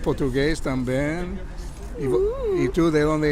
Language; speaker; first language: Spanish; non-native, fluent; English